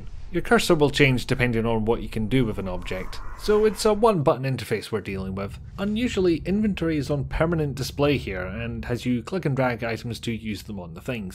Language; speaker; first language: English; native; English